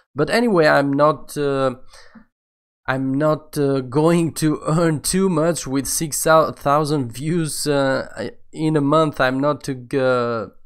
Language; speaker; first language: English; non-native, fluent; Albanian